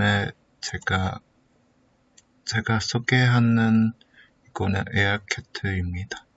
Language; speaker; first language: Korean; non-native, learner; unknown